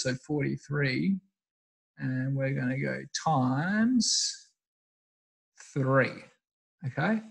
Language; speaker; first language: English; native; English